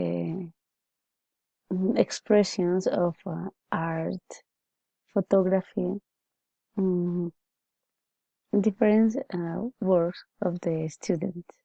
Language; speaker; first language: English; non-native, learner; Spanish